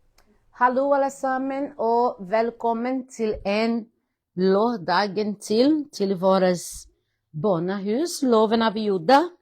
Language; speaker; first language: Norwegian; non-native, fluent; Portuguese